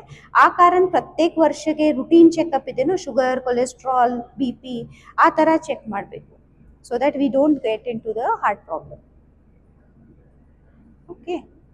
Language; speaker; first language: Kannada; non-native, fluent; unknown